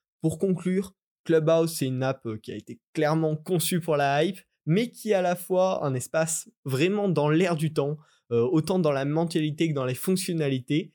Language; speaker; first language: French; native; French